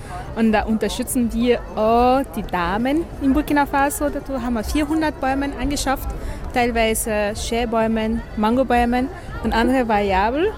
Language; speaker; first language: German; non-native, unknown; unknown